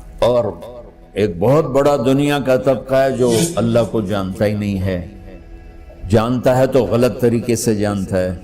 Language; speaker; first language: Urdu; non-native, local second language; Punjabi